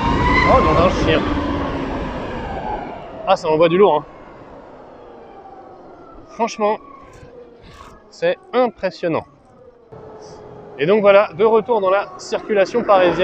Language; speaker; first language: French; native; French